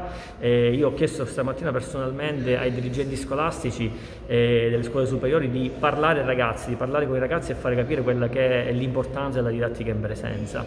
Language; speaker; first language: Italian; native; Italian